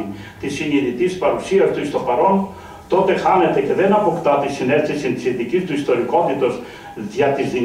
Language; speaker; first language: Greek; native; Greek